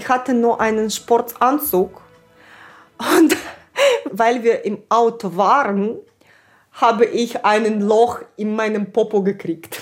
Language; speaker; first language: German; non-native, fluent; Ukrainian